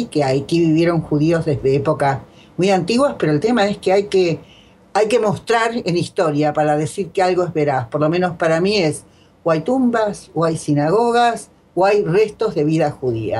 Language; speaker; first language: Spanish; native; Spanish